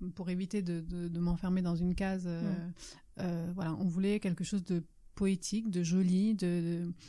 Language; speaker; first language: French; early bilingual, other home language; Italian